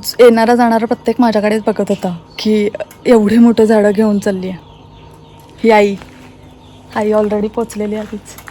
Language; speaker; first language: Marathi; native; Marathi